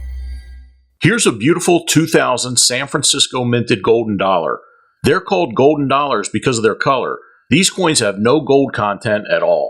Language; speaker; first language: English; native; English